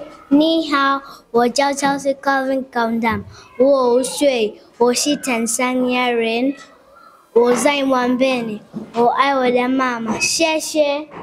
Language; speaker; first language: Chinese; non-native, learner; Swahili